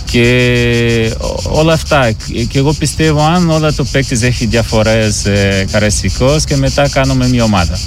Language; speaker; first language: Greek; non-native, learner; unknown